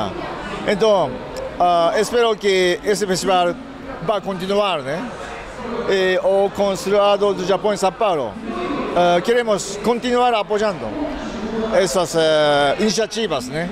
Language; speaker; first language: Portuguese; non-native, fluent; Japanese